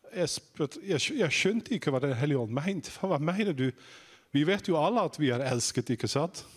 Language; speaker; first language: Norwegian; non-native, fluent; Dutch